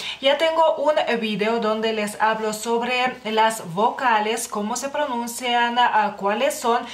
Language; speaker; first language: Spanish; non-native, fluent; Lithuanian